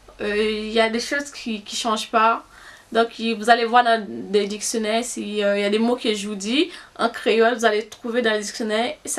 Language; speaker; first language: French; non-native, local second language; Haitian Creole